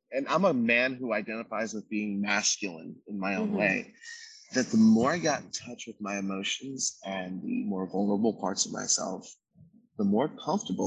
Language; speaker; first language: English; native; English